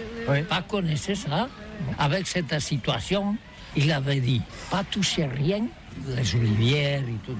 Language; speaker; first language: French; non-native, learner; Catalan